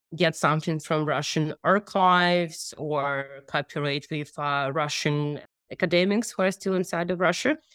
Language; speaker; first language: English; non-native, fluent; Russian